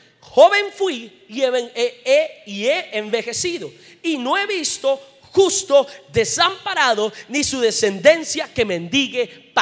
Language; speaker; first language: Spanish; native; Spanish